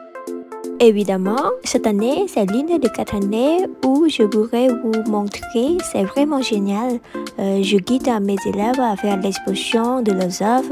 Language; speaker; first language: French; non-native, local second language; Khmer